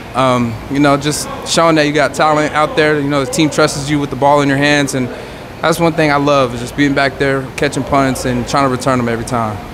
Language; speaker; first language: English; native; English